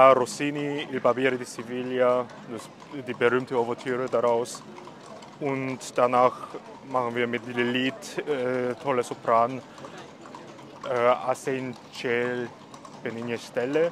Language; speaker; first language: German; non-native, fluent; Korean